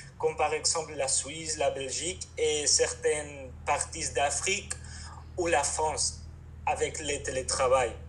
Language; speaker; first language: French; non-native, learner; Spanish